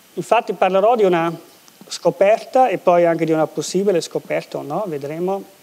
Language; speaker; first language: Italian; non-native, local second language; German